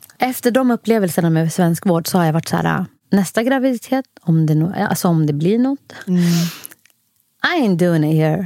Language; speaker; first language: Swedish; early bilingual, other home language; Somali